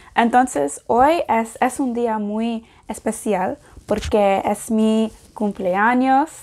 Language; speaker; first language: Spanish; non-native, learner; English